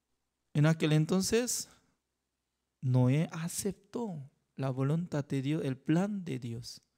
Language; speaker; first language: Spanish; non-native, fluent; Korean